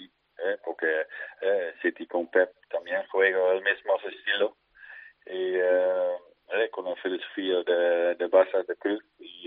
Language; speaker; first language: Spanish; non-native, fluent; Dutch